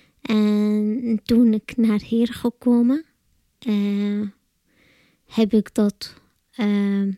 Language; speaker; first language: Dutch; non-native, learner; Arabic